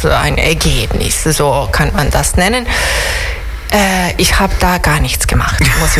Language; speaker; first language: German; non-native, fluent; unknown